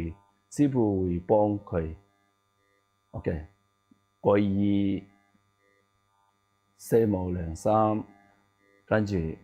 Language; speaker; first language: Cantonese; non-native, learner; Tibetan